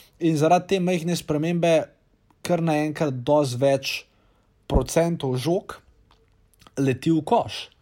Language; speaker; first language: Slovenian; native; Slovenian